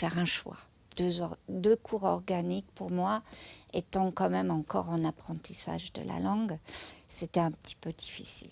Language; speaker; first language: French; non-native, fluent; German